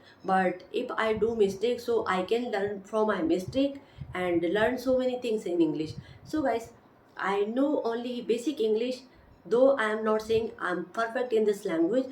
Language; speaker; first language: English; non-native, learner; Hindi